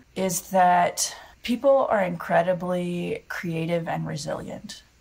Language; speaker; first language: English; native; English